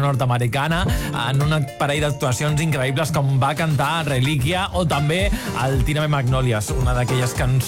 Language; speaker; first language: Catalan; native; Catalan